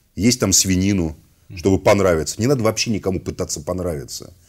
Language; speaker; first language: Russian; native; Russian